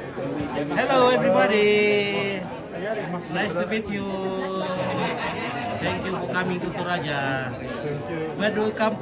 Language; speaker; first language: English; non-native, learner; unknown